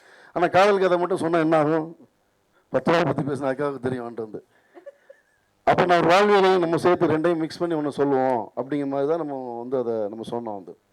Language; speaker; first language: Tamil; native; Tamil